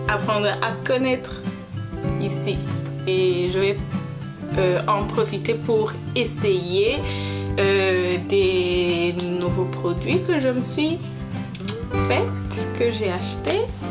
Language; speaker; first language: French; non-native, local second language; Rundi